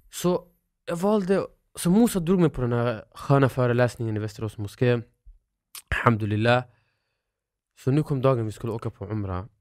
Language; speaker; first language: Swedish; early bilingual, other home language; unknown